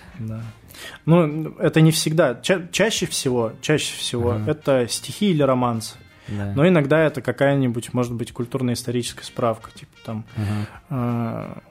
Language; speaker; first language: Russian; native; Russian